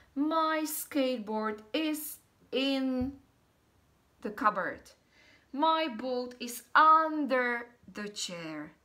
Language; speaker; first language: English; non-native, fluent; Czech